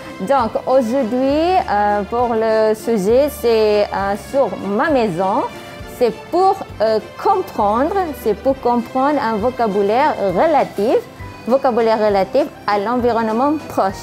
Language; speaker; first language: French; non-native, learner; Malay